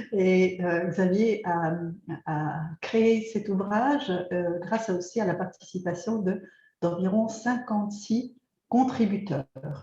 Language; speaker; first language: French; native; French